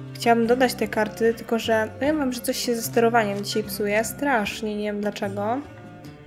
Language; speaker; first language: Polish; native; Polish